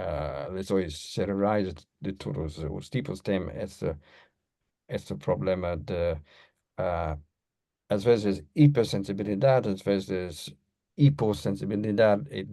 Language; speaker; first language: Portuguese; non-native, learner; English